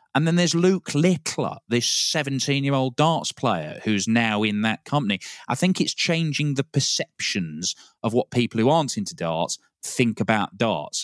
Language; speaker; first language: English; native; English